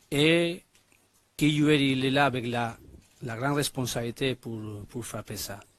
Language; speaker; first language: French; non-native, learner; Spanish